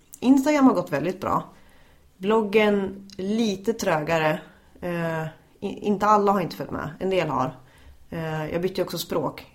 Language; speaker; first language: Swedish; native; Swedish